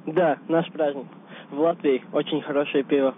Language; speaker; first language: Russian; non-native, local second language; Latvian